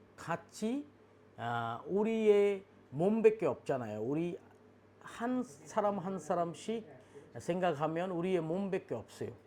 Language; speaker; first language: Korean; non-native, learner; Bangla